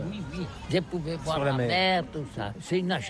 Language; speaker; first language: French; non-native, learner; Catalan